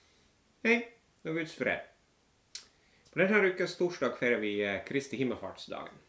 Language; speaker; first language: Norwegian; non-native, fluent; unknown